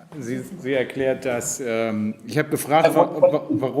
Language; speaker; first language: German; native; German